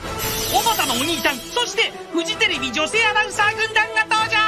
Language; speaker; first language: Japanese; native; Japanese